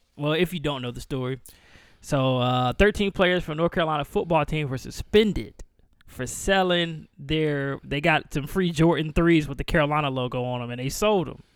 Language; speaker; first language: English; native; English